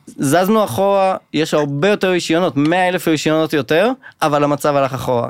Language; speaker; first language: Hebrew; native; Hebrew